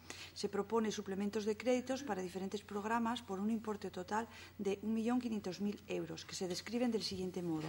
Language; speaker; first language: Spanish; native; Spanish